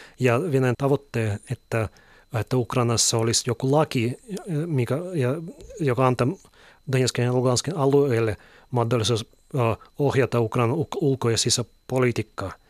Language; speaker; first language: Finnish; non-native, fluent; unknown